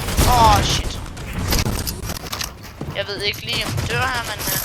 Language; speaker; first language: Danish; native; Danish